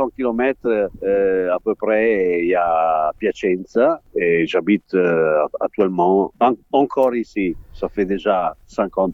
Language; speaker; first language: French; non-native, fluent; Italian